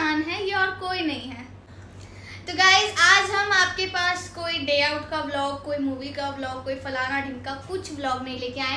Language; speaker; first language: Hindi; native; Hindi